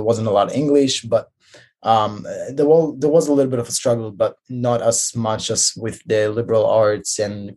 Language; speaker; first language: English; non-native, fluent; Hebrew